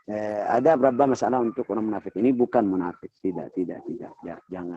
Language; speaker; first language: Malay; non-native, learner; Arabic